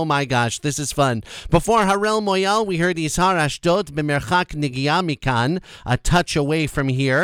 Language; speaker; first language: English; native; English